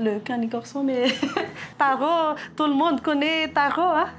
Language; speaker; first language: French; non-native, local second language; Malagasy